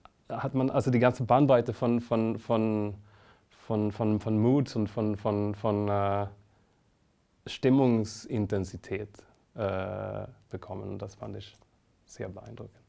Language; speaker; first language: German; non-native, fluent; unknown